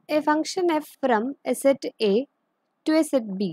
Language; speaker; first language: English; non-native, local second language; Malayalam